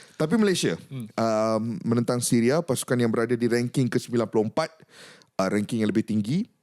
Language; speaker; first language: Malay; native; Malay